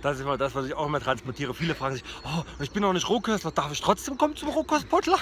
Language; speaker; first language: German; native; German